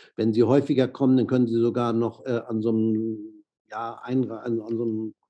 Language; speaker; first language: German; native; German